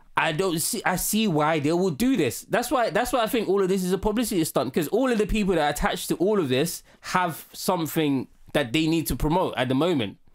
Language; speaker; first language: English; native; English